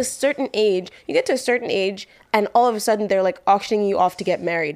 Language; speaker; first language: English; non-native, local second language; Yoruba